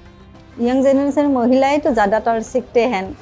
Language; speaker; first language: Hindi; non-native, local second language; Assamese